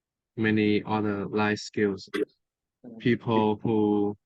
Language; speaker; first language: English; non-native, fluent; Vietnamese